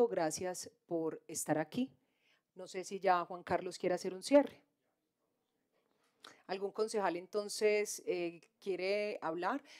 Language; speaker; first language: Spanish; native; Spanish